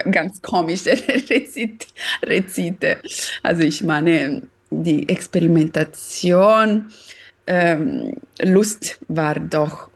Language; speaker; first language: German; non-native, fluent; Italian